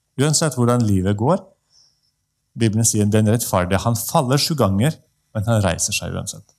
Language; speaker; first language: Norwegian; non-native, fluent; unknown